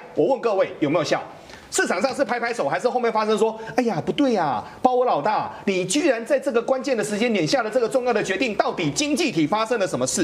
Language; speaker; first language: Chinese; native; Chinese